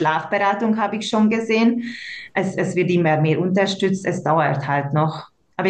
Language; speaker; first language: German; non-native, local second language; Hungarian